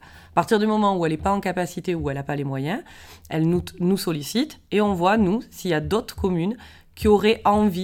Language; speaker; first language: French; native; French